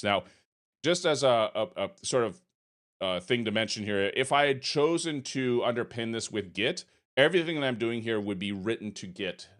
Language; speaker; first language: English; native; English